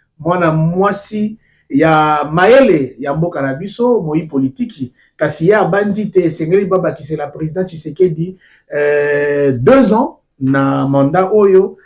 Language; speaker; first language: Lingala; native; Lingala